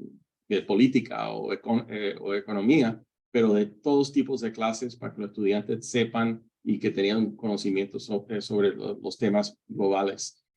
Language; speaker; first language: Spanish; early bilingual, heritage; Spanish